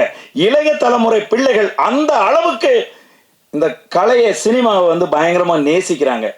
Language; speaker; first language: Tamil; native; Tamil